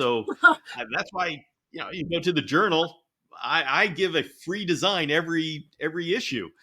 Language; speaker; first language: English; native; English